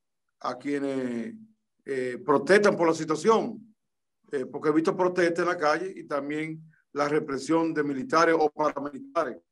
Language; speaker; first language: Spanish; native; Spanish